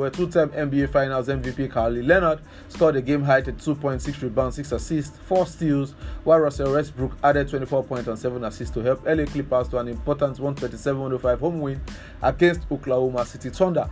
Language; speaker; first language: English; non-native, local second language; Yoruba